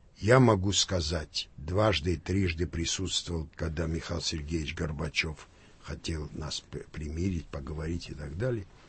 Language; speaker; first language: Russian; non-native, local second language; Armenian